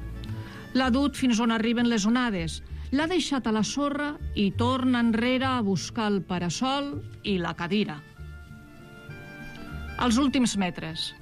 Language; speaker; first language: Catalan; native; Catalan